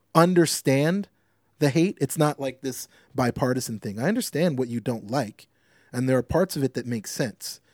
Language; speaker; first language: English; native; English